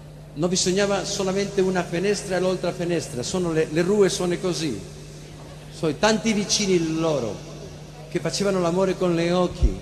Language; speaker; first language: Italian; non-native, learner; Spanish